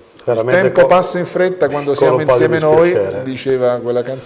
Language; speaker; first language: Italian; native; Italian